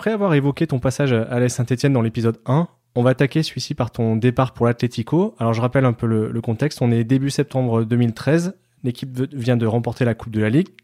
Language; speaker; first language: French; native; French